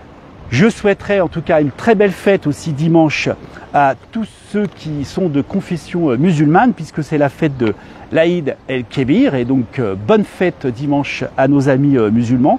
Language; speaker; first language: French; native; French